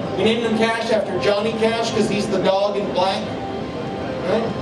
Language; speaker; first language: English; native; English